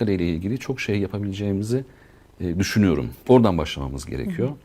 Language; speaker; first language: Turkish; native; Turkish